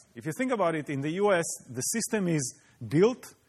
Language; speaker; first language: English; non-native, fluent; Hebrew